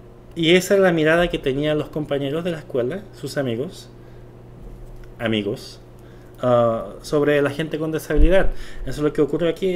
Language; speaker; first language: Spanish; non-native, fluent; Korean